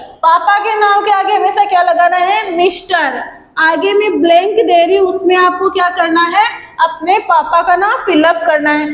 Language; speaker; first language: Hindi; native; Hindi